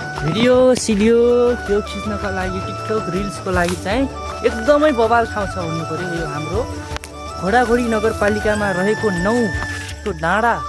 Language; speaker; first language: Nepali; non-native, local second language; Rana Tharu